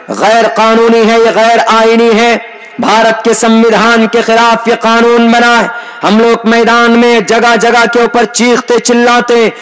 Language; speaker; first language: Urdu; native; Urdu